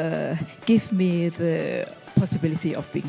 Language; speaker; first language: English; non-native, learner; Thai